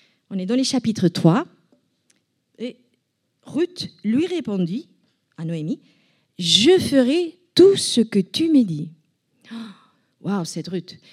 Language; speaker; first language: French; non-native, fluent; Spanish